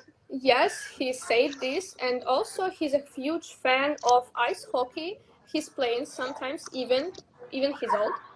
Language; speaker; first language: English; non-native, learner; Russian